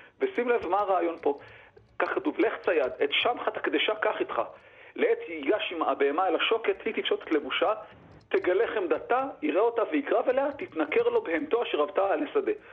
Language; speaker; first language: Hebrew; native; Hebrew